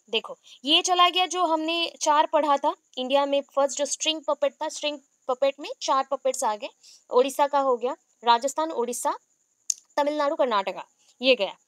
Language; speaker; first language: Hindi; non-native, local second language; Bangla